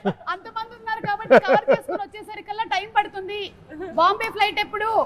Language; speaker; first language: Telugu; native; Telugu